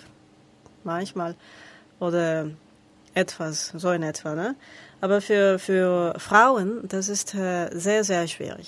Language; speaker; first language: German; non-native, learner; Spanish